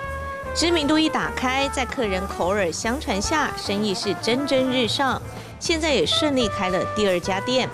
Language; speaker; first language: Chinese; native; Chinese